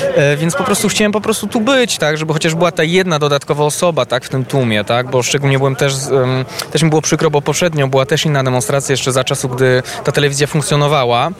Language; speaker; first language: Polish; early bilingual, heritage; Polish